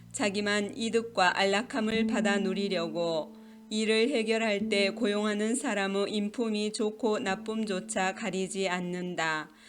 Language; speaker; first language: Korean; native; Korean